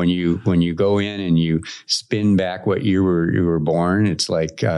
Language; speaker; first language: English; native; English